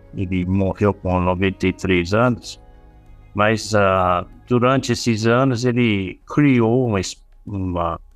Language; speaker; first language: Portuguese; non-native, fluent; English